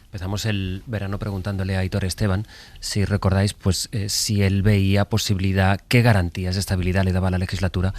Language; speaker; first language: Spanish; native; Spanish